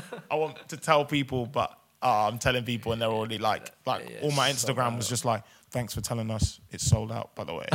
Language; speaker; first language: English; native; English